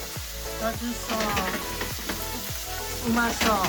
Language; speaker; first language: Japanese; non-native, learner; English